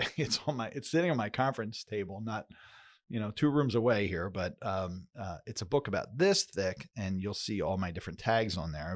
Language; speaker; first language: English; native; English